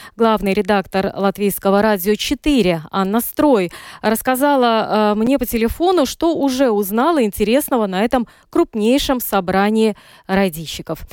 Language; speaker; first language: Russian; native; Russian